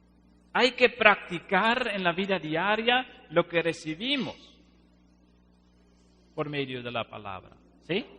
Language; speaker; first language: Spanish; non-native, fluent; Dutch